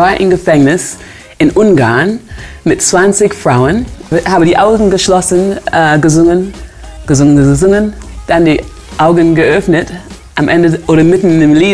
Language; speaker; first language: German; non-native, fluent; English